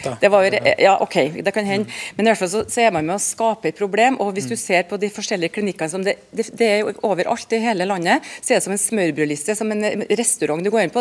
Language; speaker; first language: Norwegian; native; Norwegian